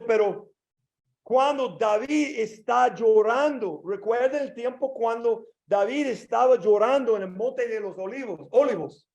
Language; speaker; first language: Spanish; non-native, learner; English